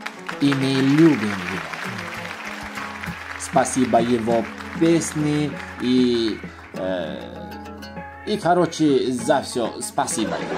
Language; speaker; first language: Russian; non-native, local second language; Uzbek